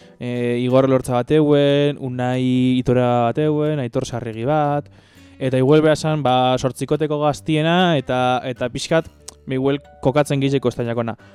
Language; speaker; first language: Basque; native; Basque